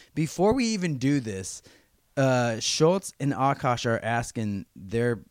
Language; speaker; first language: English; native; English